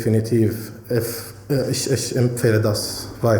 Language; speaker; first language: German; non-native, fluent; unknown